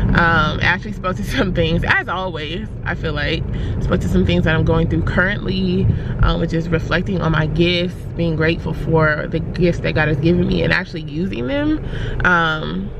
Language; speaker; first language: English; native; English